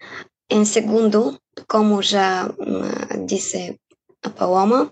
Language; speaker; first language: Portuguese; non-native, fluent; Bulgarian